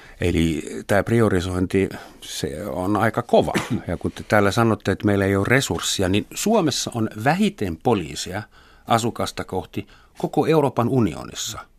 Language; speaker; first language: Finnish; non-native, fluent; German